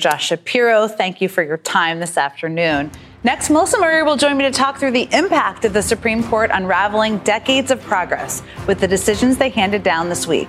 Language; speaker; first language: English; native; English